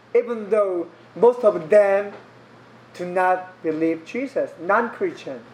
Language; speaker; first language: English; non-native, learner; Korean